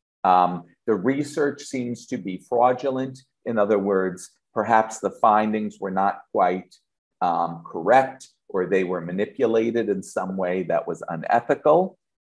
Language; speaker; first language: English; native; English